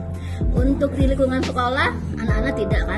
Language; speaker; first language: Indonesian; non-native, local second language; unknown